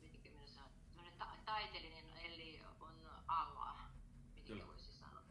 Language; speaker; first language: Finnish; non-native, learner; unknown